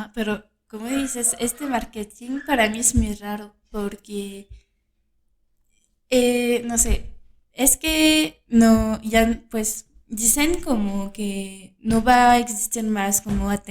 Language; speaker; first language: Spanish; non-native, fluent; French